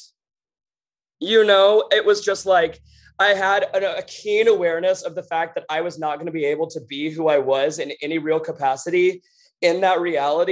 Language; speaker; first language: English; native; English